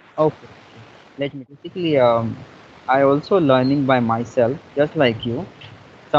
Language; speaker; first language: English; non-native, fluent; Hindi